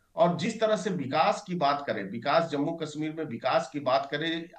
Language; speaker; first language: Hindi; native; Hindi